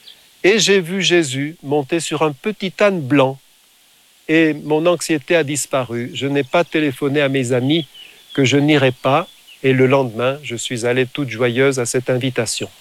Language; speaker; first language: French; native; French